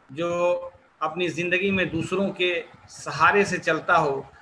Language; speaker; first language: Hindi; native; Hindi